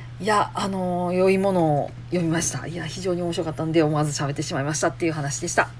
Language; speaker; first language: Japanese; native; Japanese